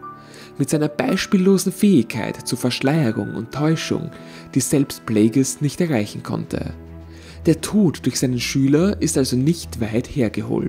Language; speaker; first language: German; native; German